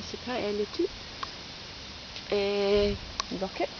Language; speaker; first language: French; non-native, learner; English